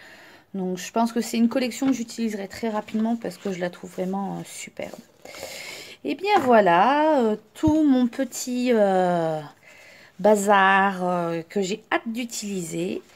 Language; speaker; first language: French; native; French